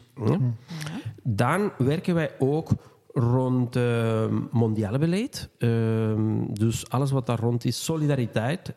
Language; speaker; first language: Dutch; non-native, fluent; Spanish